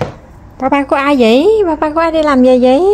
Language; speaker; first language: Vietnamese; native; Vietnamese